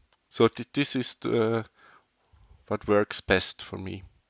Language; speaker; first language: English; non-native, learner; Swiss German